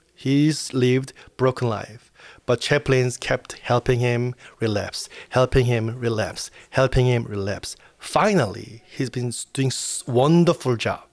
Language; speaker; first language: English; non-native, fluent; Korean